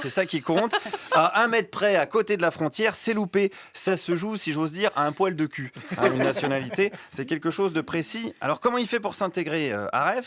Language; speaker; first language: French; native; French